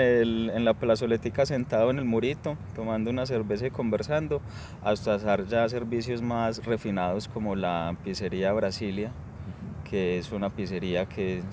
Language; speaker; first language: Spanish; native; Spanish